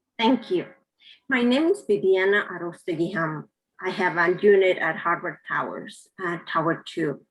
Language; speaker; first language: English; non-native, fluent; Spanish